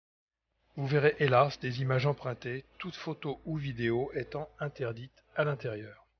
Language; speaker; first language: French; native; French